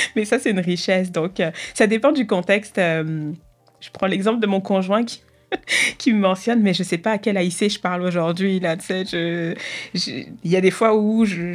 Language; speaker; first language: French; native; French